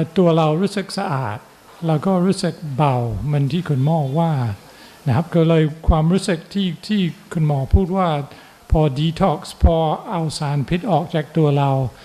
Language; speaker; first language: Thai; non-native, fluent; English